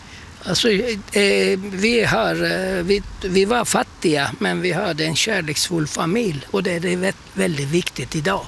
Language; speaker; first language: Swedish; non-native, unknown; Turkish